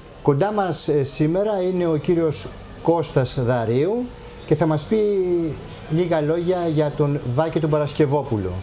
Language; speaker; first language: Greek; native; Greek